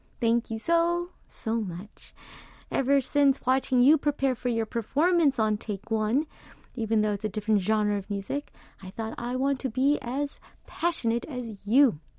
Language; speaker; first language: English; early bilingual, other home language; Korean